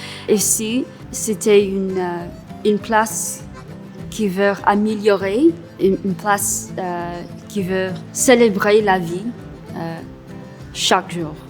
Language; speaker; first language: French; non-native, local second language; English